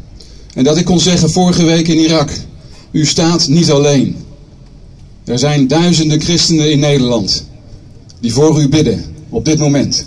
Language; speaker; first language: Dutch; native; Dutch